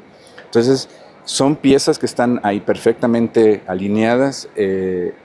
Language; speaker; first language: Spanish; native; Spanish